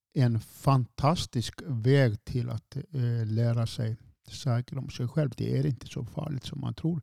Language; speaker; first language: Swedish; non-native, fluent; Icelandic